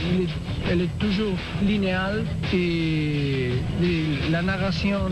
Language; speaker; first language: French; non-native, fluent; Spanish